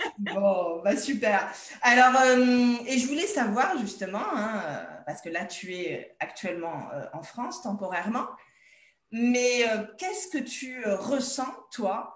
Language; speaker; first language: French; native; French